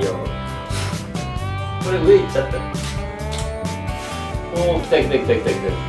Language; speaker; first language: Japanese; native; Japanese